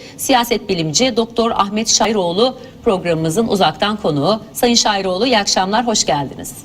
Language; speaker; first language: Turkish; native; Turkish